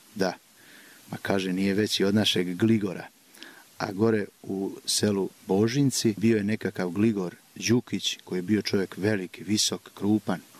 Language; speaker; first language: Serbian; native; Serbian